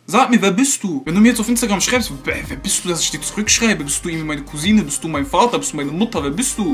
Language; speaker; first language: German; native; German